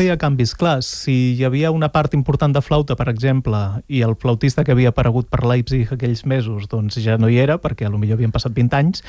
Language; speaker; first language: Catalan; native; Catalan